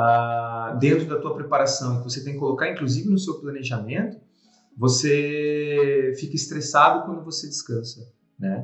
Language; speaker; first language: Portuguese; native; Portuguese